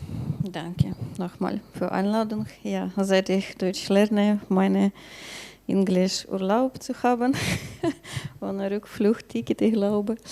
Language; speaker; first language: German; non-native, learner; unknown